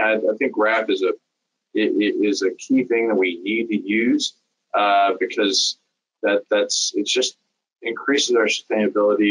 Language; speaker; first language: English; native; English